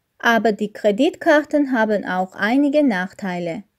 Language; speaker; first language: German; non-native, learner; Armenian